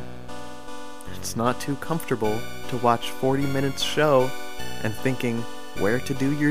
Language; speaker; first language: English; native; English